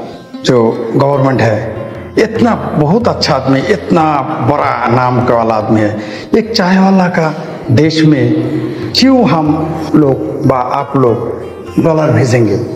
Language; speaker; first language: Hindi; non-native, fluent; Bangla